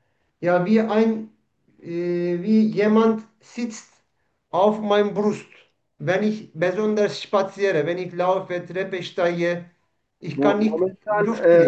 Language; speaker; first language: German; non-native, learner; Turkish